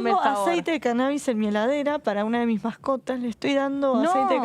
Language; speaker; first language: Spanish; native; Spanish